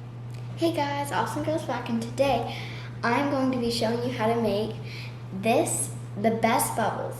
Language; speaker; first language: English; native; English